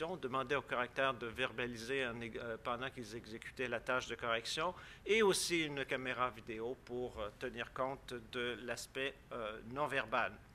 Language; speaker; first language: French; native; French